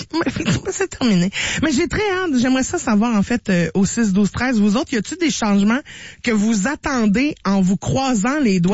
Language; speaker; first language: French; native; French